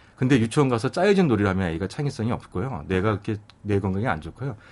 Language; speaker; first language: Korean; native; Korean